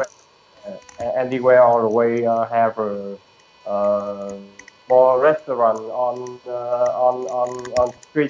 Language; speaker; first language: English; non-native, learner; Vietnamese